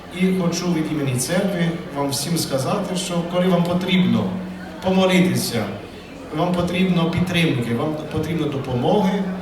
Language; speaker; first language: Ukrainian; early bilingual, heritage; Ukrainian